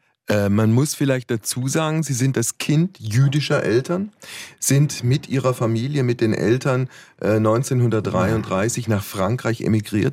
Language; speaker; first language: German; native; German